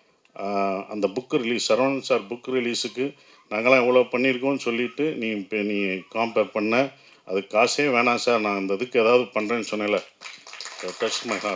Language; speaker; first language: Tamil; native; Tamil